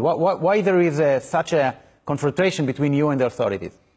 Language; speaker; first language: English; non-native, fluent; Hebrew